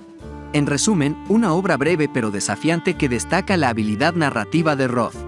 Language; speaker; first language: Spanish; native; Spanish